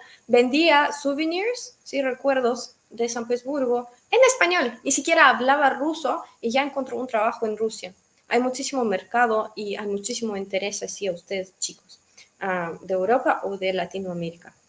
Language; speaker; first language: Spanish; non-native, fluent; Russian